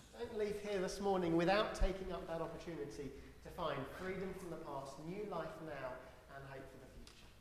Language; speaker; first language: English; native; English